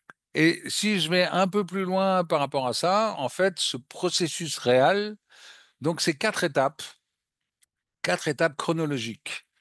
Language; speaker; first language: French; native; French